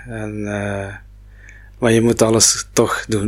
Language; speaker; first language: Dutch; non-native, local second language; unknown